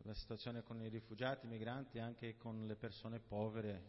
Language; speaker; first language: Italian; non-native, fluent; Portuguese